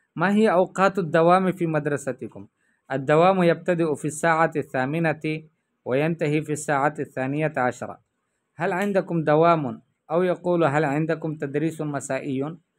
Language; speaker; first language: Urdu; native; Urdu